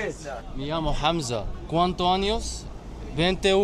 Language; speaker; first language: Spanish; non-native, learner; Arabic